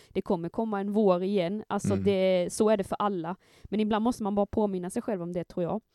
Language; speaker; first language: Swedish; native; Swedish